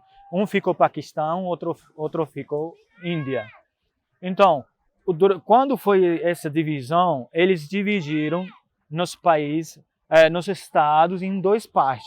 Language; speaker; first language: Portuguese; non-native, fluent; Punjabi